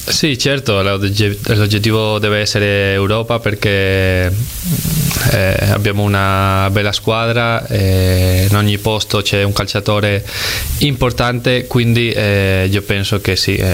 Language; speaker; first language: Italian; non-native, fluent; Spanish